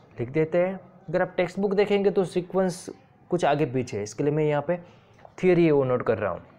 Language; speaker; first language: Hindi; non-native, local second language; Gujarati